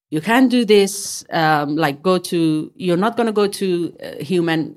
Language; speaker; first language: English; non-native, fluent; Persian